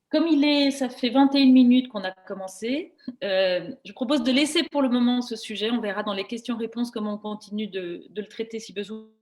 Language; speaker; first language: French; native; French